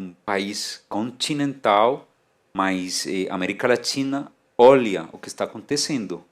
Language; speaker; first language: Portuguese; non-native, fluent; Spanish